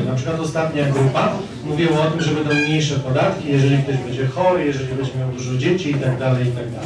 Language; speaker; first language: Polish; native; Polish